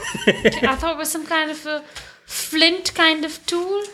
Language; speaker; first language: English; non-native, local second language; Hindi